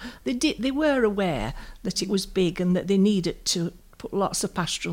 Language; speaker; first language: English; native; English